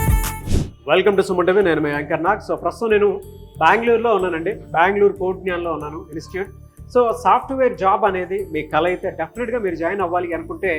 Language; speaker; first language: Telugu; native; Telugu